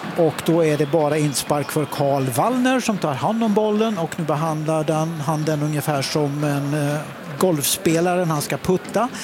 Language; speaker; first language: Swedish; native; Swedish